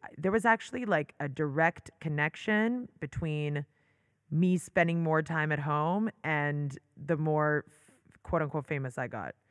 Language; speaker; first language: English; early bilingual, other home language; Hebrew